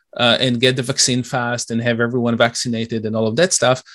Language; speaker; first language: English; non-native, fluent; Hebrew